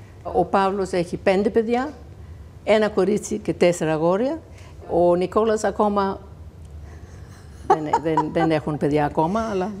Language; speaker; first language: Greek; non-native, fluent; Danish